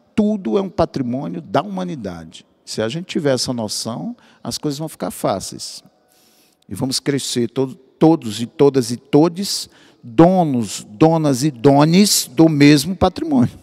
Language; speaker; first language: Portuguese; native; Portuguese